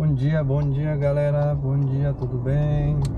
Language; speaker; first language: Portuguese; non-native, learner; Sinhala